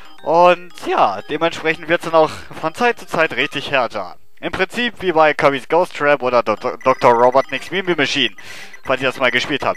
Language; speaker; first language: German; native; German